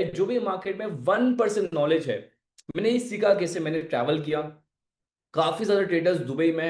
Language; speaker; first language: Hindi; native; Hindi